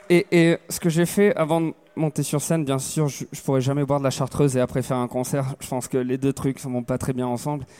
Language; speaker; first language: French; early bilingual, other home language; Swedish